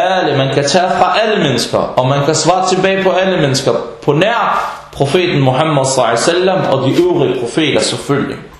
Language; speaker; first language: Danish; non-native, fluent; Arabic